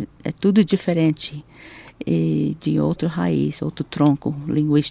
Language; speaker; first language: Portuguese; non-native, fluent; English